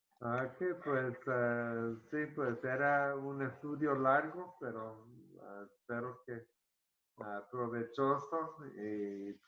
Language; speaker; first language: Spanish; early bilingual, heritage; Spanish